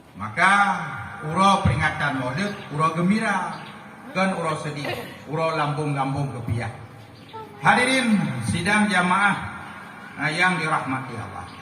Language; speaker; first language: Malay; non-native, local second language; Achinese